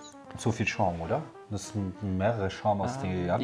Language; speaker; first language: German; non-native, learner; Malagasy